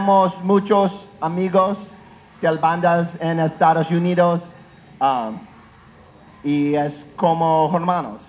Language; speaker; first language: Spanish; non-native, learner; English